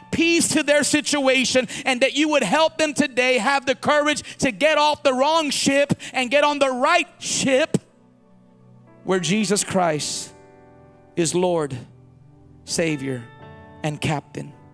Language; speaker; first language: English; early bilingual, other home language; Spanish